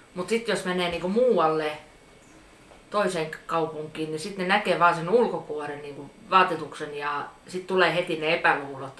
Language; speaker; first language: Finnish; early bilingual, heritage; Finnish